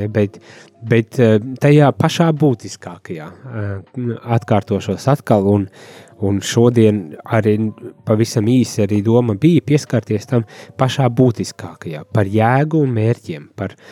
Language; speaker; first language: Latvian; native; Latvian